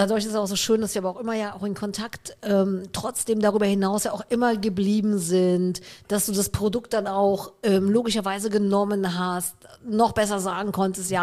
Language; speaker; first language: German; native; German